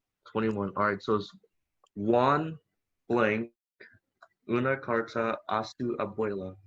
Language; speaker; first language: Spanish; non-native, learner; English